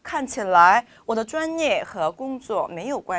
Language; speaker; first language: Chinese; non-native, fluent; Korean